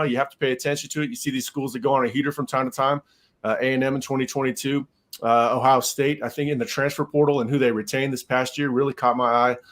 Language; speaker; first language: English; native; English